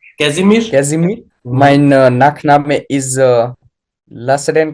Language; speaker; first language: German; non-native, learner; Gujarati